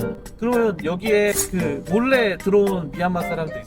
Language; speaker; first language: Korean; native; Korean